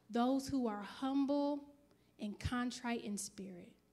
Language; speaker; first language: English; native; English